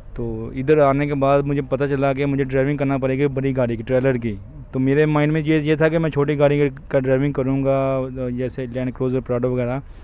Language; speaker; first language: Urdu; non-native, local second language; Punjabi